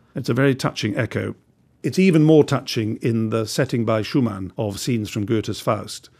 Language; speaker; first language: English; native; English